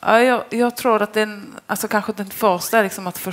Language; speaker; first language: Swedish; non-native, fluent; Polish